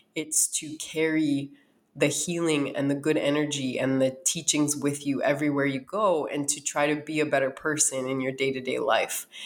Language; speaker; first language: English; native; English